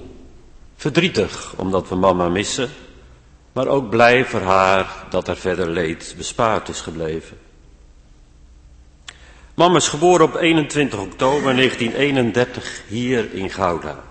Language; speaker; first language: Dutch; native; Dutch